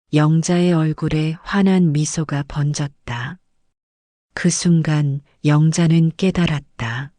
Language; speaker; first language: Korean; native; Korean